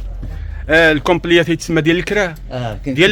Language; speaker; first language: Arabic; native; Arabic